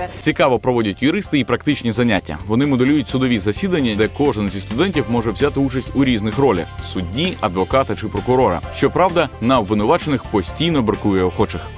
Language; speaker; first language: Ukrainian; native; Ukrainian